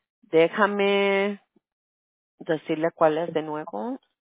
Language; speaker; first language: Spanish; early bilingual, heritage; Spanish